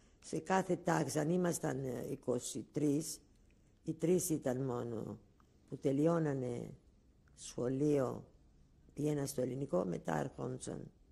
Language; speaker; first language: Greek; non-native, local second language; Ladino